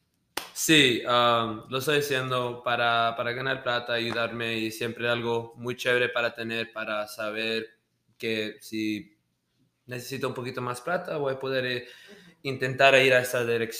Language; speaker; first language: Spanish; early bilingual, heritage; Spanish